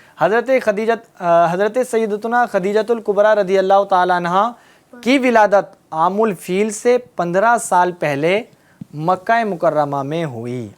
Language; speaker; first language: Urdu; native; Urdu